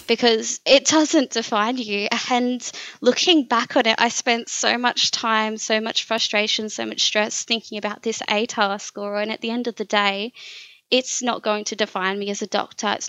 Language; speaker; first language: English; native; English